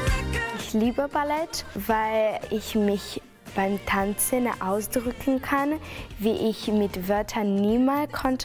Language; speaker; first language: German; non-native, fluent; Portuguese